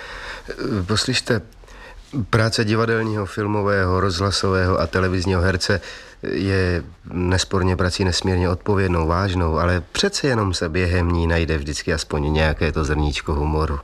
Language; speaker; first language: Czech; native; Czech